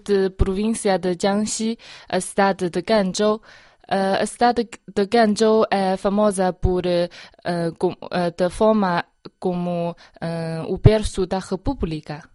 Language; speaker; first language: Portuguese; non-native, fluent; Chinese